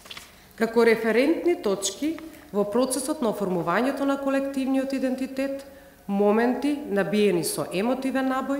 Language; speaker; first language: Macedonian; native; Macedonian